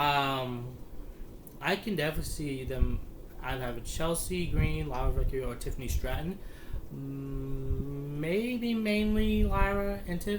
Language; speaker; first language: English; native; English